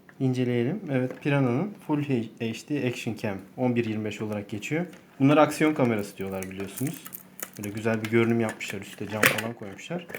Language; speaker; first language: Turkish; native; Turkish